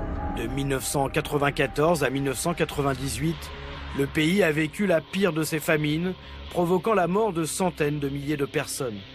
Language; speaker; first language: French; native; French